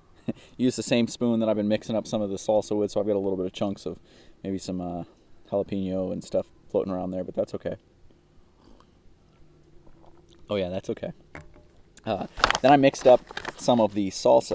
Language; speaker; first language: English; native; English